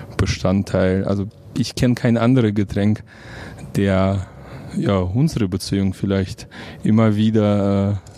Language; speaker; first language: German; non-native, fluent; Russian